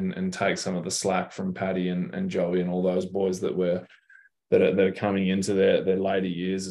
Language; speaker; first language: English; native; English